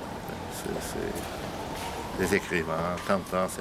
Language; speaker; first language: French; non-native, learner; Portuguese